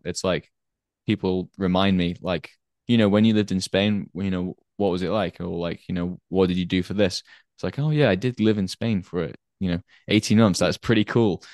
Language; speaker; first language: English; native; English